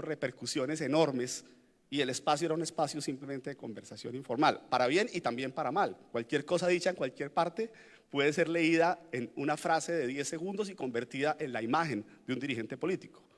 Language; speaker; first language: Spanish; native; Spanish